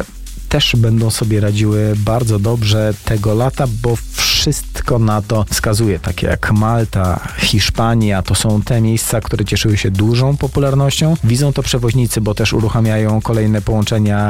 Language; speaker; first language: Polish; native; Polish